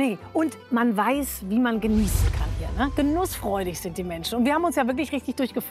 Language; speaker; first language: German; native; German